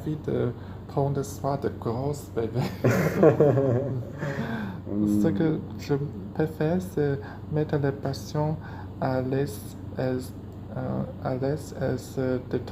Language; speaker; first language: French; non-native, learner; Chinese